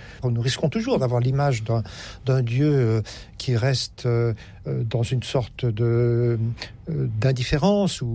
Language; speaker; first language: French; native; French